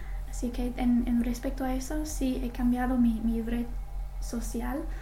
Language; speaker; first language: Spanish; non-native, fluent; English